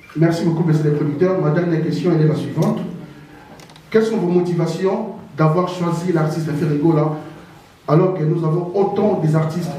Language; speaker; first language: French; non-native, local second language; Lingala